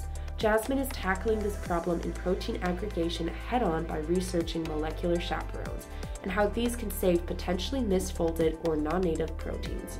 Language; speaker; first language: English; native; English